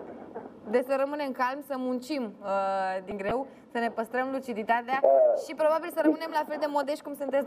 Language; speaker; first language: Romanian; native; Romanian